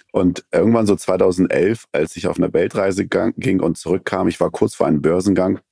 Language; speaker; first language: German; early bilingual, other home language; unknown